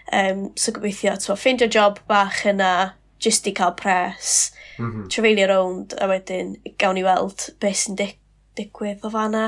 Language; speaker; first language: Welsh; non-native, local second language; English